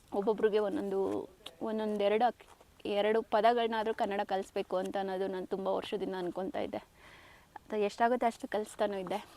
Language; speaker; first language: Kannada; native; Kannada